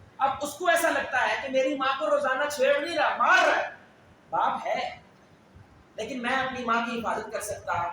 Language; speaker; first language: Urdu; non-native, local second language; Punjabi